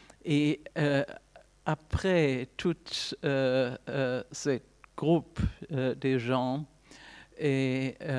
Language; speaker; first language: French; non-native, fluent; German